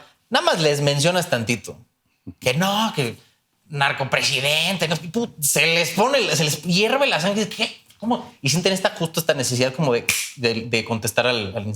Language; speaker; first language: Spanish; native; Spanish